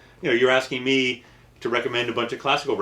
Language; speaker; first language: English; native; English